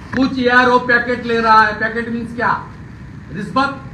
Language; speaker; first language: Hindi; non-native, local second language; Bangla